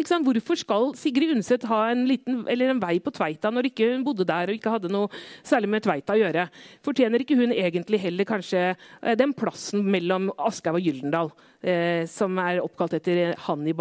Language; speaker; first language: Norwegian; native; Norwegian